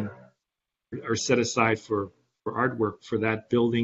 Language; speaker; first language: English; native; English